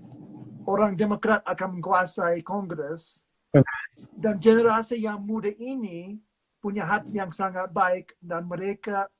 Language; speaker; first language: Indonesian; non-native, fluent; English